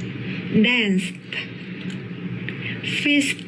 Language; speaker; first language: English; non-native, learner; Vietnamese